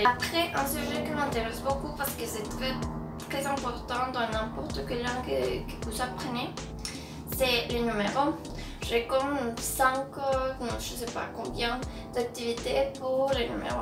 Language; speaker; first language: French; non-native, fluent; Spanish